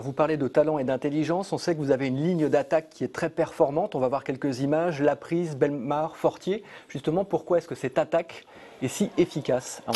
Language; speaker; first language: French; native; French